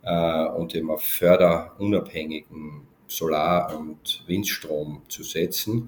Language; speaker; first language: German; native; German